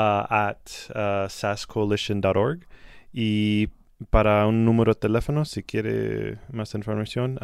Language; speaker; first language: Spanish; non-native, learner; English